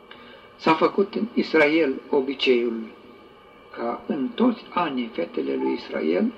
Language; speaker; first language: Romanian; native; Romanian